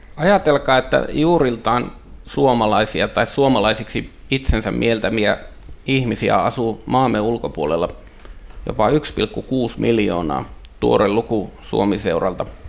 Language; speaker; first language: Finnish; native; Finnish